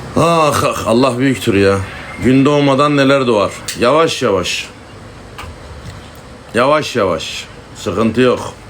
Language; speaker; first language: Turkish; native; Turkish